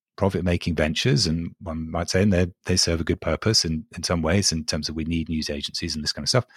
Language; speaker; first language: English; native; English